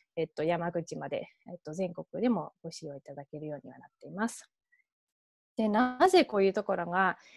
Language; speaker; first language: Japanese; early bilingual, heritage; Japanese